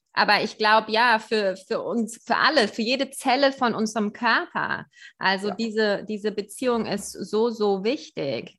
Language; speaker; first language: German; native; German